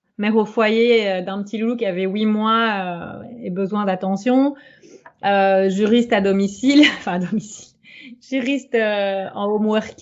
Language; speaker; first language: French; native; French